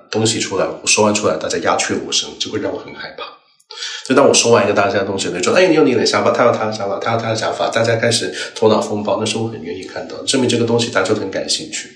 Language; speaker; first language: Chinese; non-native, local second language; Cantonese